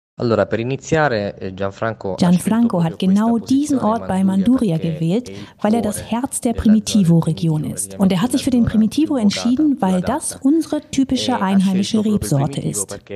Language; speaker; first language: German; native; German